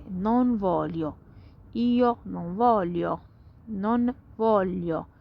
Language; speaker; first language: Italian; non-native, fluent; Arabic